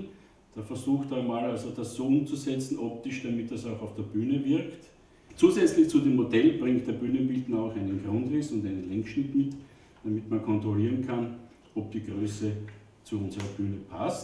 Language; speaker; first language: German; native; German